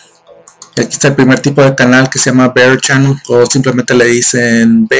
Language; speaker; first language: Spanish; native; Spanish